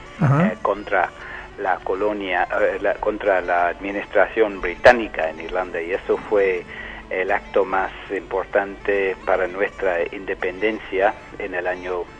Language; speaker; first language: Spanish; non-native, fluent; English